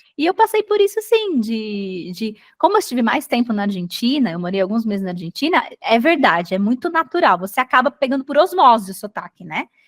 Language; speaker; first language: Portuguese; native; Portuguese